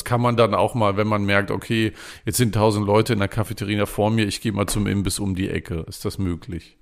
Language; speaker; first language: German; native; German